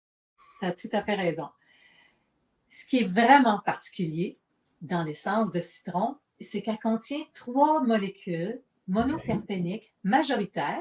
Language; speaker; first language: French; native; French